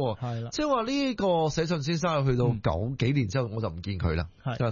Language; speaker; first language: Cantonese; native; Cantonese